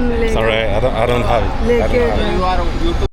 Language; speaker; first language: English; non-native, learner; French